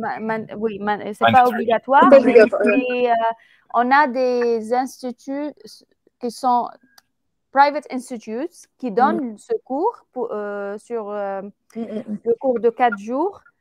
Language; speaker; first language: French; non-native, fluent; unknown